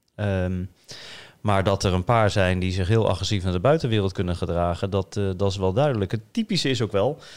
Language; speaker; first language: Dutch; native; Dutch